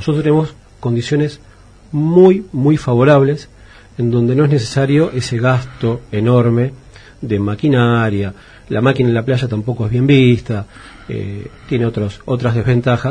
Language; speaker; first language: Spanish; native; Spanish